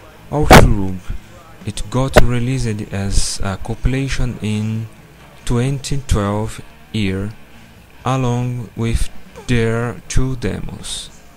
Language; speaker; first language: English; non-native, learner; Portuguese